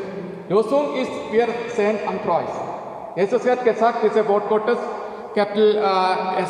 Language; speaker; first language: German; non-native, learner; Malayalam